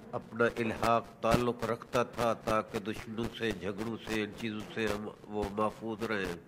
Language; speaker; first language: Urdu; non-native, local second language; Saraiki